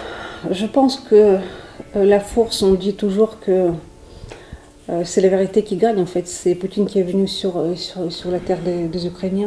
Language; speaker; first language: French; non-native, fluent; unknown